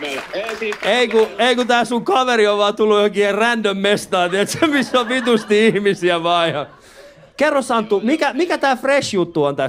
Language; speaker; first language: Finnish; early bilingual, other home language; Persian